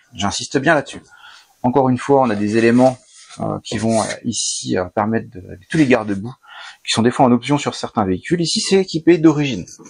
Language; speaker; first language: French; native; French